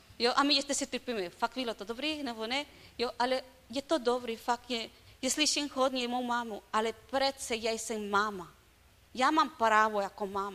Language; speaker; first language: Czech; non-native, learner; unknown